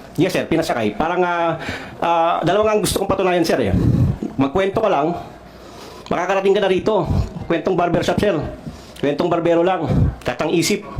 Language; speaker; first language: Filipino; non-native, local second language; Cebuano